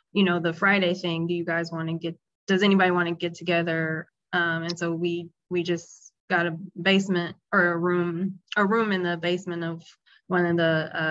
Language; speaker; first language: English; native; English